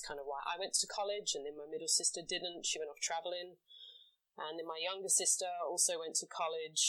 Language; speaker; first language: English; native; English